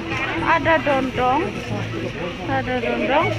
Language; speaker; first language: Indonesian; non-native, local second language; Javanese